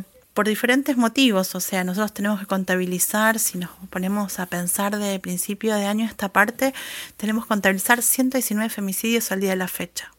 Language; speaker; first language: Spanish; native; Spanish